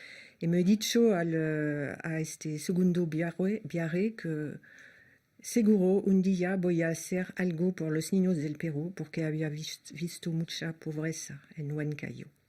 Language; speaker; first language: Spanish; non-native, learner; French